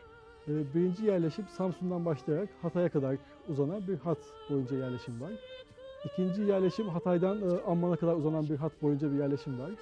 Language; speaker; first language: Turkish; native; Turkish